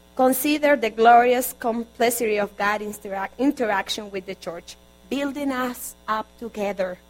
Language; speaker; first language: English; non-native, fluent; Spanish